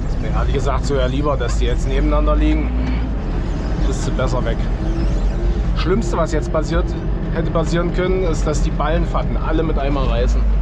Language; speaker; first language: German; native; German